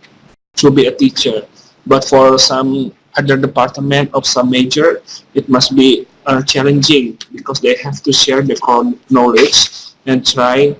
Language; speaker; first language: English; non-native, fluent; Indonesian